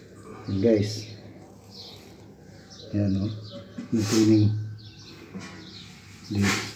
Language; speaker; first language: English; non-native, learner; Filipino